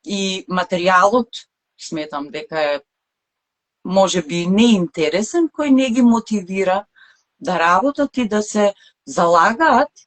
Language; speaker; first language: Macedonian; native; Macedonian